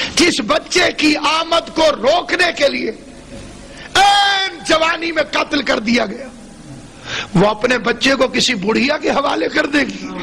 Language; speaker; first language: Urdu; non-native, local second language; Saraiki